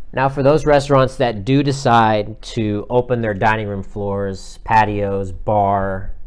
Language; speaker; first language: English; native; English